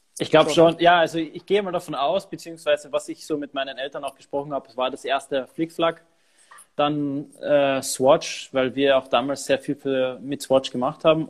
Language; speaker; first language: German; native; German